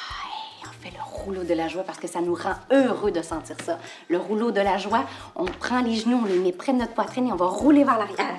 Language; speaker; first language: French; native; French